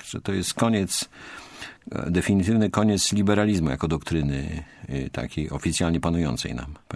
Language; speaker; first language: Polish; native; Polish